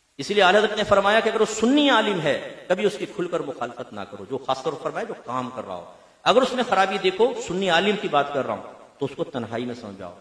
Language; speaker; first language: Urdu; native; Urdu